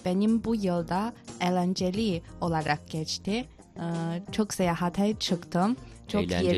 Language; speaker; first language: Turkish; non-native, fluent; Chinese